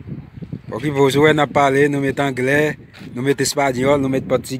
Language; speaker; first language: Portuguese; non-native, learner; Haitian Creole